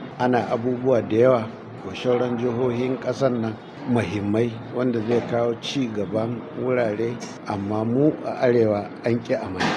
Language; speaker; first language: Hausa; native; Hausa